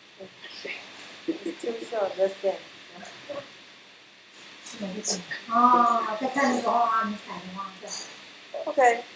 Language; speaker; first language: English; non-native, learner; Chinese